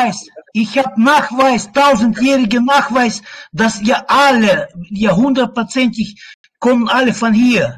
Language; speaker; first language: German; non-native, learner; Russian